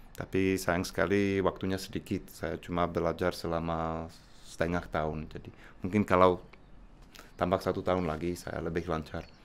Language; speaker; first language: Indonesian; non-native, fluent; Czech